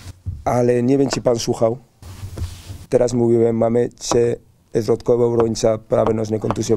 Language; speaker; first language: Polish; non-native, learner; Spanish